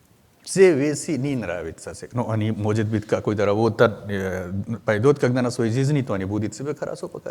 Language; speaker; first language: Russian; non-native, learner; Hindi